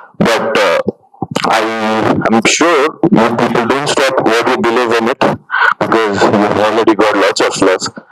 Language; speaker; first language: English; non-native, local second language; Telugu